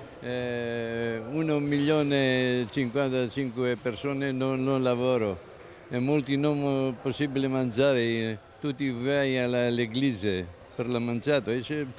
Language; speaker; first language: Italian; non-native, learner; Greek